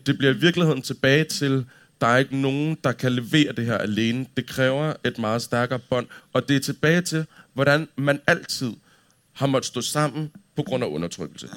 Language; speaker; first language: Danish; native; Danish